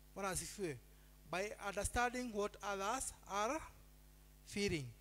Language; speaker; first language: English; non-native, local second language; Swahili